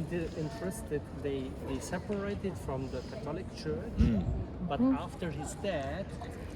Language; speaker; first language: English; non-native, learner; German